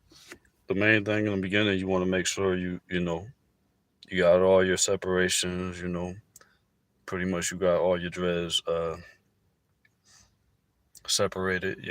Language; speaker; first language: English; native; English